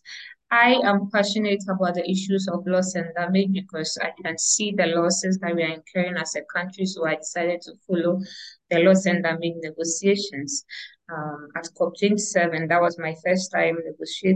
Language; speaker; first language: English; non-native, local second language; Ewe